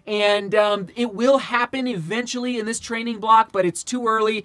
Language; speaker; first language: English; native; English